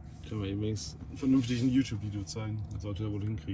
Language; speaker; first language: German; native; German